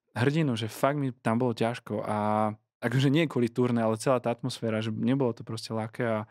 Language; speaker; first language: Slovak; native; Slovak